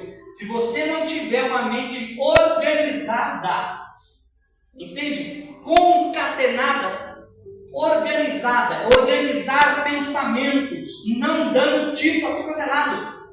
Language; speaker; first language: Portuguese; native; Portuguese